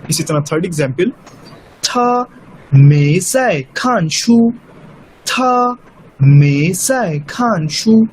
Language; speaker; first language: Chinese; non-native, fluent; Urdu